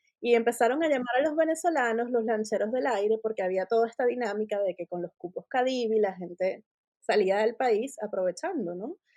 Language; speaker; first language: Spanish; native; Spanish